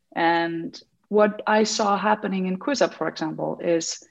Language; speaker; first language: English; non-native, fluent; Icelandic